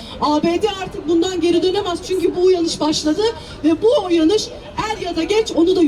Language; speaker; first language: Turkish; native; Turkish